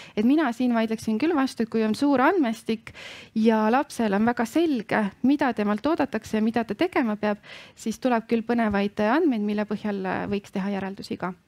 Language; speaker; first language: Estonian; native; Estonian